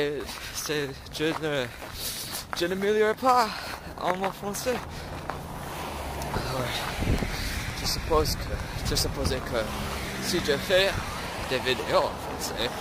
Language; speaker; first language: French; non-native, learner; English